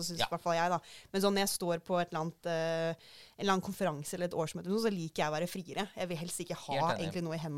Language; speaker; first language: Norwegian; native; Norwegian